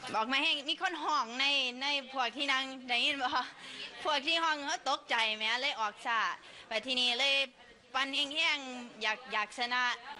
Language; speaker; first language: Thai; early bilingual, heritage; Thai